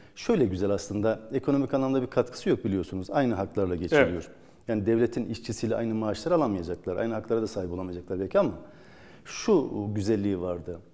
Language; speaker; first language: Turkish; native; Turkish